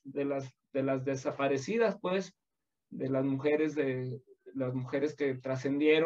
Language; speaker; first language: Spanish; native; Spanish